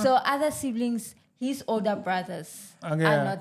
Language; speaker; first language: English; non-native, local second language; Zulu